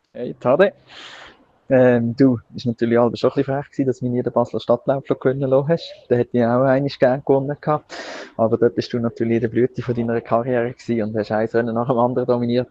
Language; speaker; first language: German; native; German